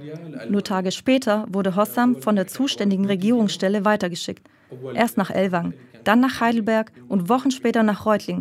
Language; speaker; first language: German; native; German